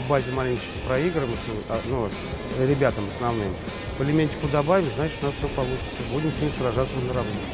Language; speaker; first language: Russian; native; Russian